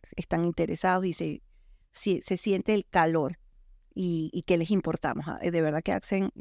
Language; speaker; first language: Spanish; native; Spanish